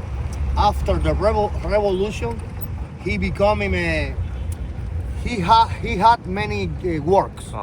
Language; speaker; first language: English; non-native, fluent; Spanish